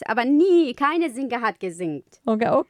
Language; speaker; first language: German; non-native, learner; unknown